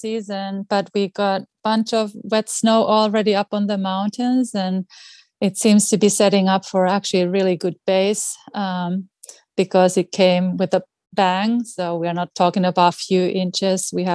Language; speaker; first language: English; non-native, fluent; Finnish